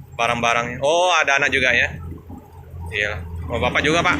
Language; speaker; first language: Indonesian; native; Indonesian